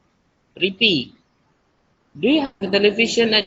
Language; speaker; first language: English; non-native, learner; Indonesian